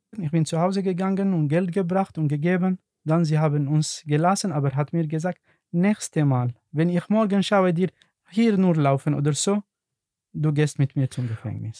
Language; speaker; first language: German; non-native, learner; Arabic